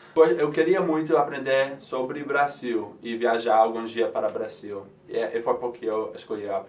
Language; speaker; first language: Portuguese; non-native, fluent; English